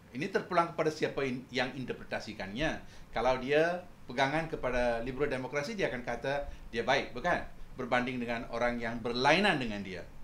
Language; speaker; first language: Malay; non-native, local second language; Tamil